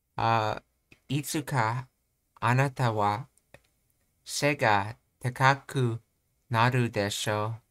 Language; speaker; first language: Japanese; non-native, learner; English